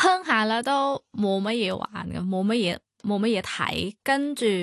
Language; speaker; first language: Cantonese; non-native, fluent; Thai